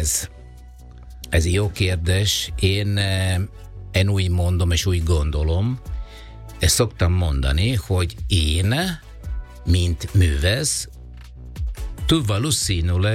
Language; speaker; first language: Hungarian; non-native, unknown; Italian